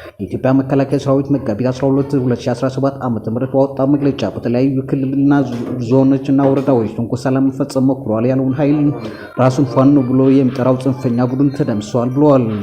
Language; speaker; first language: Amharic; native; Amharic